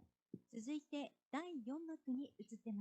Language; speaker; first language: Japanese; native; Japanese